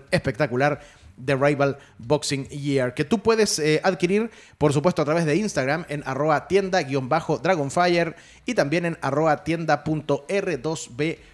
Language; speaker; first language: Spanish; native; Spanish